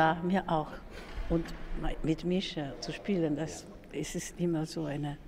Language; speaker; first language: German; non-native, learner; Spanish